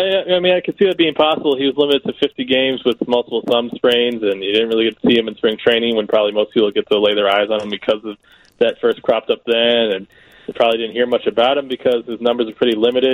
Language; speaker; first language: English; native; English